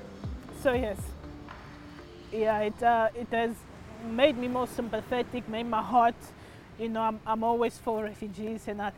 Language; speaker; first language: English; early bilingual, other home language; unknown